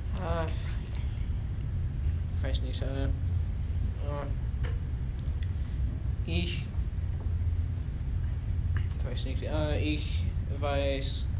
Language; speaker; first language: German; non-native, learner; English